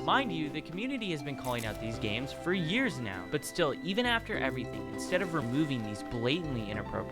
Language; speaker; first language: English; native; English